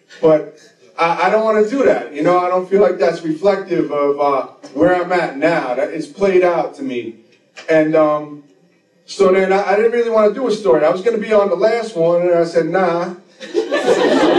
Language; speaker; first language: English; native; English